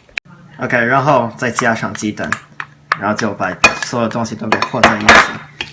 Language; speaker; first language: Chinese; non-native, learner; English